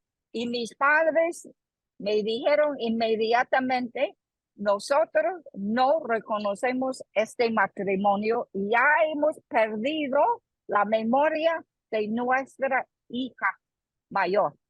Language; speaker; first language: Spanish; non-native, fluent; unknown